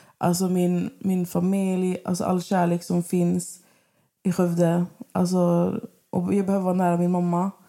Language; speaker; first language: Swedish; native; Swedish